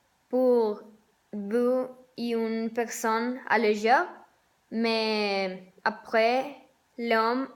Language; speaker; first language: French; non-native, learner; Spanish